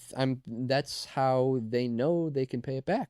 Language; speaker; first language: English; native; English